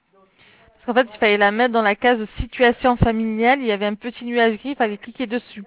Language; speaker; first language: French; native; French